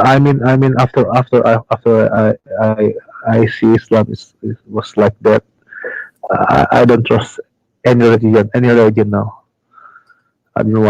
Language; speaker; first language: English; non-native, learner; Indonesian